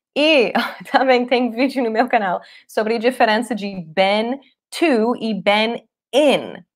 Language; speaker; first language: Portuguese; non-native, fluent; English